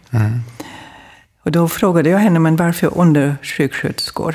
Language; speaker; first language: Swedish; non-native, fluent; German